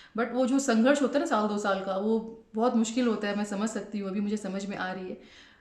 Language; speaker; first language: Hindi; native; Hindi